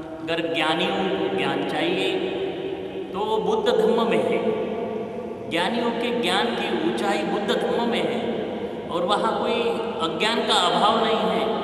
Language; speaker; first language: Hindi; non-native, local second language; Marathi